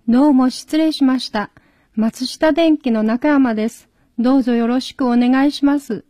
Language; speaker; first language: Japanese; non-native, fluent; Chinese